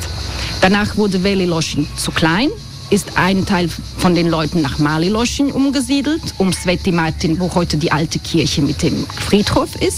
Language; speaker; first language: German; non-native, fluent; Croatian